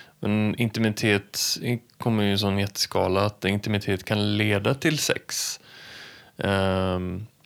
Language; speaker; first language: Swedish; native; Swedish